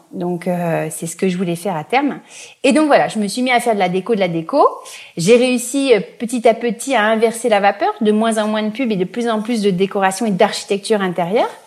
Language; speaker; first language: French; native; French